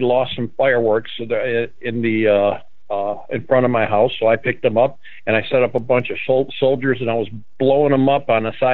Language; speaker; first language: English; native; English